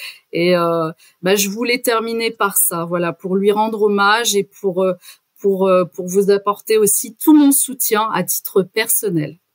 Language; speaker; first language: French; native; French